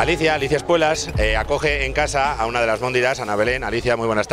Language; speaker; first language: Spanish; native; Spanish